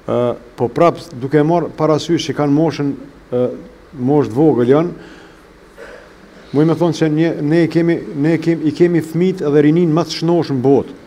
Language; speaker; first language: Albanian; native; Albanian